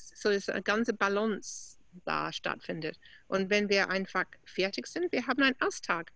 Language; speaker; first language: German; non-native, fluent; English